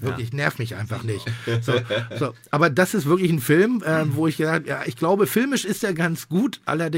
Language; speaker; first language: German; native; German